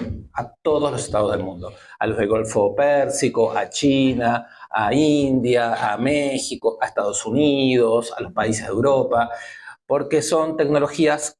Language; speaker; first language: Spanish; native; Spanish